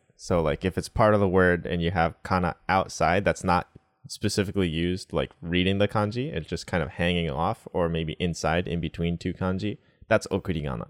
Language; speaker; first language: English; native; English